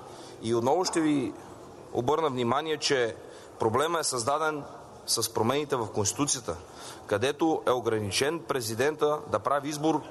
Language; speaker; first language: Bulgarian; native; Bulgarian